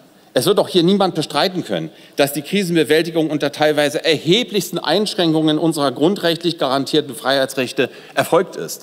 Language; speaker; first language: German; native; German